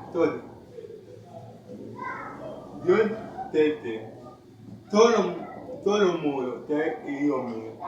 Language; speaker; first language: Spanish; non-native, learner; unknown